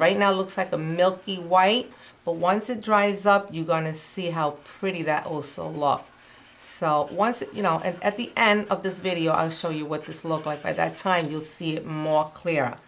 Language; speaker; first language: English; non-native, fluent; Spanish